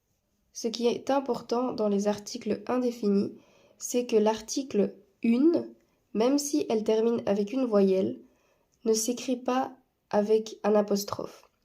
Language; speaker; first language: French; non-native, fluent; Spanish